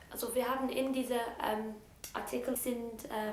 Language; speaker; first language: German; non-native, learner; Hungarian